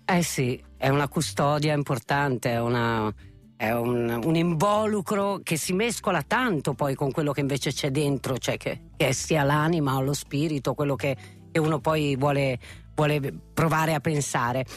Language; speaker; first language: Italian; native; Italian